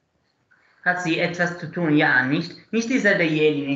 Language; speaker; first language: German; non-native, learner; Italian